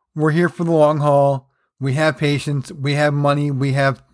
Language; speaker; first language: English; native; English